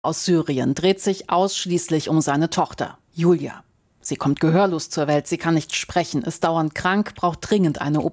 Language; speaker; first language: German; native; German